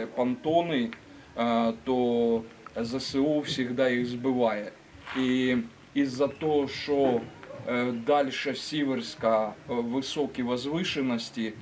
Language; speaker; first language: Ukrainian; native; Ukrainian